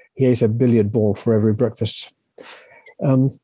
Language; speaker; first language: English; native; English